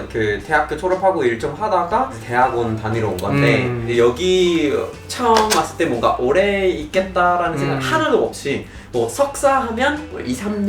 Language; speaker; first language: Korean; non-native, fluent; English